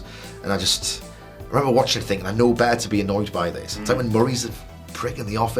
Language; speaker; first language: English; native; English